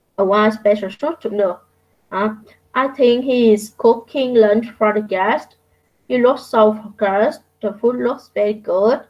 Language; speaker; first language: English; non-native, fluent; Vietnamese